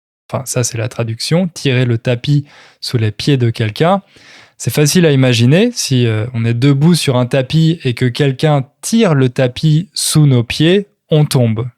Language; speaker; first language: French; native; French